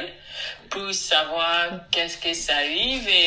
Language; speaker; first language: French; non-native, learner; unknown